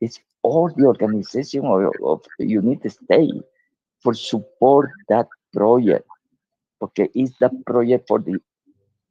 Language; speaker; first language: English; non-native, learner; Spanish